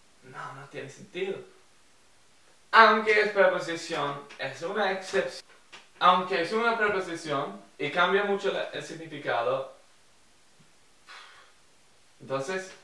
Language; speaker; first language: Spanish; non-native, fluent; English